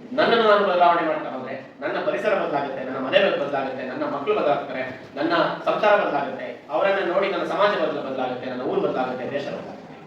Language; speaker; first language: Kannada; non-native, local second language; Kodava